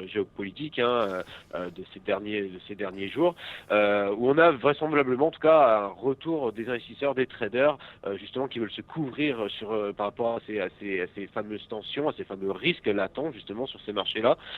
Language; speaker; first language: French; native; French